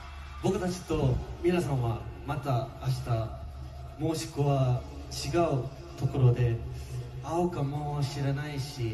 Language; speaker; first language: Japanese; non-native, learner; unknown